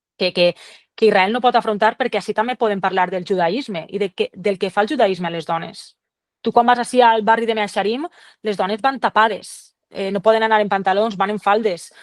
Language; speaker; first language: Catalan; native; Catalan